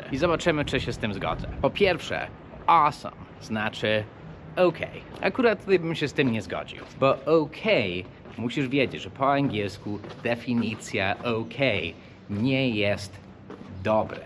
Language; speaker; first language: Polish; non-native, fluent; English